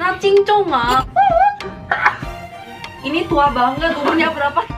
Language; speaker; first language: Indonesian; early bilingual, heritage; Korean